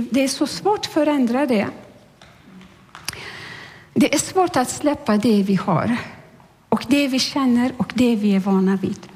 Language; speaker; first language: Swedish; non-native, fluent; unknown